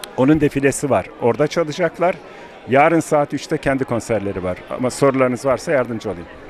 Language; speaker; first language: Turkish; non-native, fluent; Ossetic